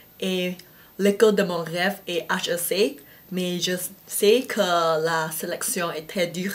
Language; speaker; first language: French; non-native, fluent; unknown